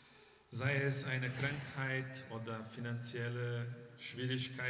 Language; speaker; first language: German; non-native, fluent; Portuguese